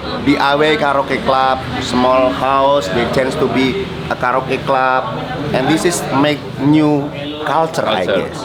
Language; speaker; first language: English; non-native, learner; Indonesian